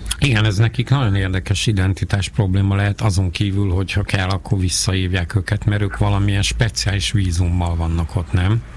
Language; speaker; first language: Hungarian; native; Hungarian